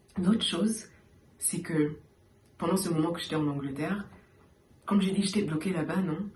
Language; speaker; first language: French; early bilingual, heritage; French